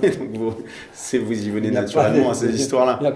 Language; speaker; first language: French; native; French